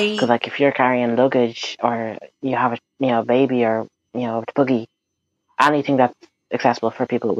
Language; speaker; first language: English; native; English